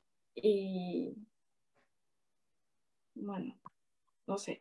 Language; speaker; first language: Spanish; non-native, fluent; French